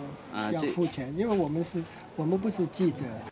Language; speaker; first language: Chinese; native; Chinese